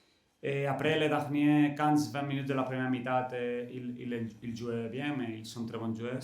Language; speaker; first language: French; non-native, learner; Catalan